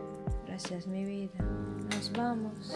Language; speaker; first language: Spanish; non-native, fluent; Filipino